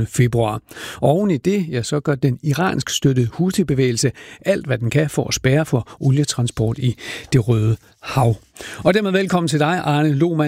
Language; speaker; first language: Danish; native; Danish